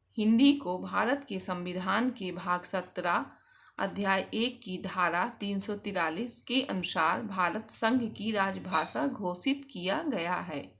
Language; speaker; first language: Hindi; native; Hindi